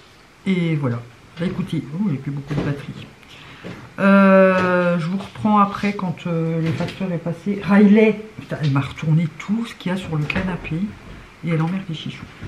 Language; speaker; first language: French; native; French